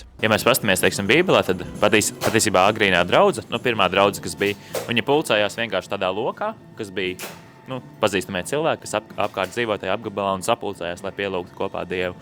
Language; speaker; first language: Latvian; native; Latvian